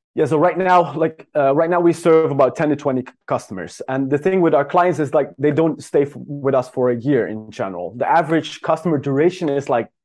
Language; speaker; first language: English; non-native, fluent; Dutch